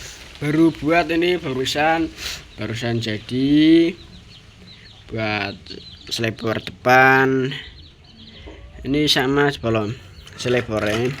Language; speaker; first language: Indonesian; non-native, local second language; Javanese